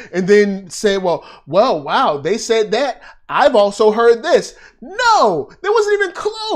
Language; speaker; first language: English; native; English